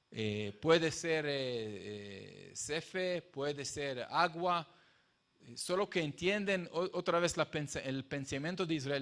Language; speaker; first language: Spanish; non-native, fluent; Hebrew